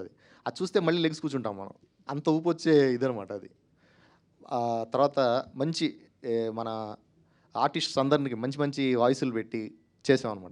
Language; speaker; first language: Telugu; native; Telugu